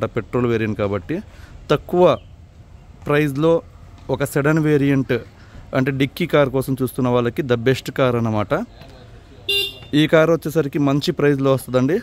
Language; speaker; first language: Telugu; native; Telugu